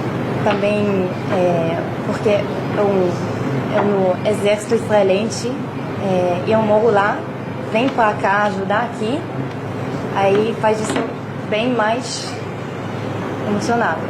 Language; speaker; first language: Portuguese; early bilingual, heritage; Hebrew